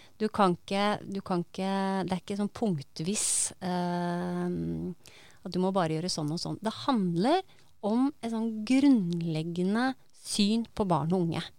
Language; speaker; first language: Norwegian; native; Norwegian